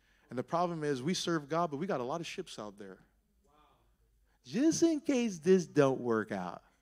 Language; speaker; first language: English; native; English